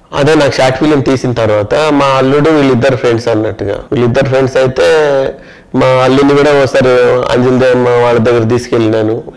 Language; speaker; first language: Telugu; non-native, local second language; Kannada